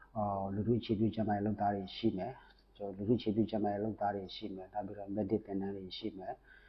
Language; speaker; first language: Burmese; non-native, local second language; S'gaw Karen